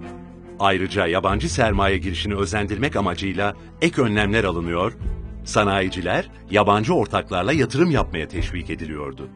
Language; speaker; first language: Turkish; native; Turkish